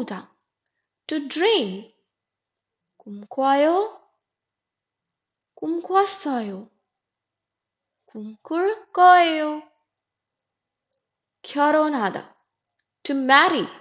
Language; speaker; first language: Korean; non-native, fluent; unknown